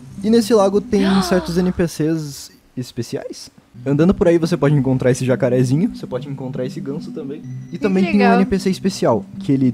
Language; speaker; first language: Portuguese; native; Portuguese